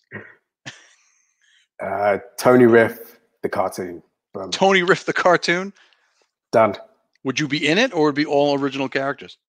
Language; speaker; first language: English; native; English